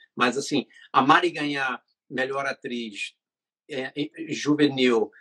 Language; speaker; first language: Portuguese; non-native, fluent; English